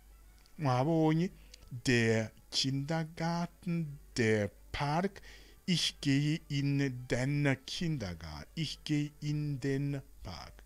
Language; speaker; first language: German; non-native, learner; Rundi